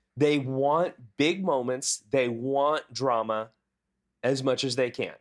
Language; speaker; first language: English; native; English